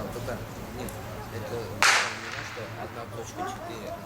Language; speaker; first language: Russian; native; Russian